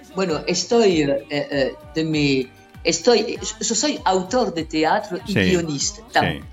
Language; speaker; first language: Spanish; non-native, learner; French